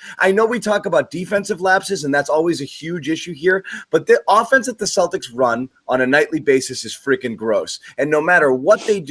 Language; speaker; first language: English; native; English